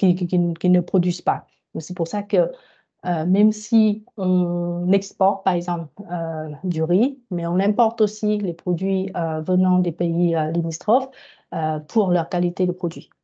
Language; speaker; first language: French; non-native, fluent; Vietnamese